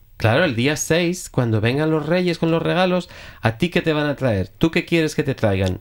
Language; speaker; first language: Spanish; native; Spanish